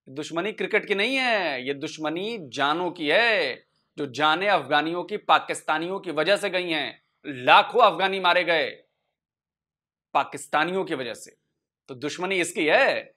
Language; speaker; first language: Hindi; native; Hindi